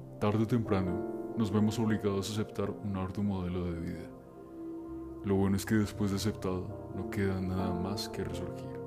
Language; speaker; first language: Spanish; native; Spanish